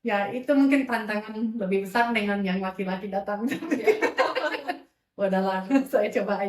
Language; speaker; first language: Indonesian; non-native, fluent; English